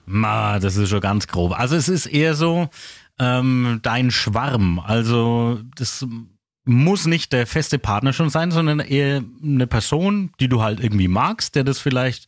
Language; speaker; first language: German; native; German